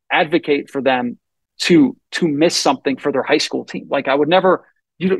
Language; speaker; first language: English; native; English